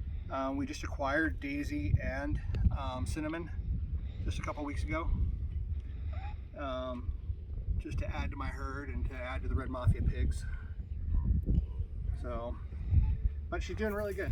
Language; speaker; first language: English; native; English